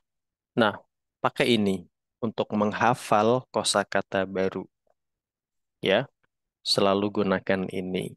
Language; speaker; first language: Indonesian; native; Indonesian